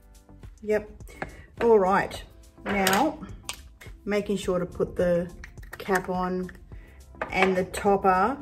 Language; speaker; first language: English; native; English